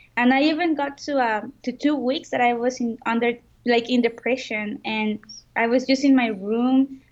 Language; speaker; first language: English; non-native, fluent; Spanish